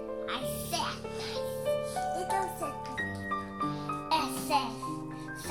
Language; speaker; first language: Basque; non-native, local second language; Spanish